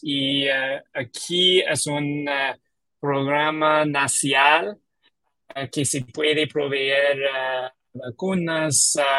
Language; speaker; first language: Spanish; non-native, learner; English